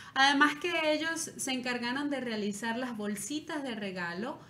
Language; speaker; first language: Spanish; native; Spanish